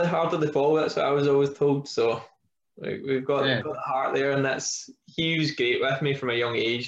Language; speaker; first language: English; native; English